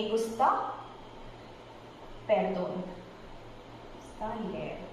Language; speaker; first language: Spanish; non-native, fluent; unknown